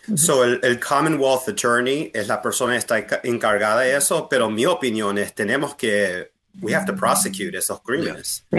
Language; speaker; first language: Spanish; early bilingual, heritage; Spanish